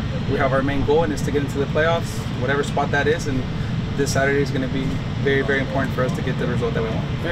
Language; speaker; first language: English; early bilingual, other home language; Spanish